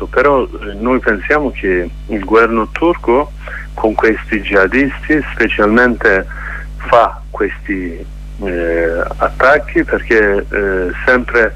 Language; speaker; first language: Italian; non-native, learner; Kurdish